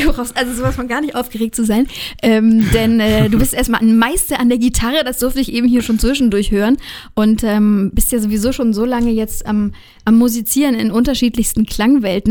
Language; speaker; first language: German; native; German